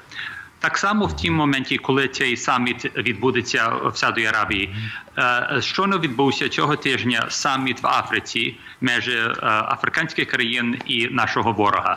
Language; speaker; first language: Ukrainian; early bilingual, heritage; Ukrainian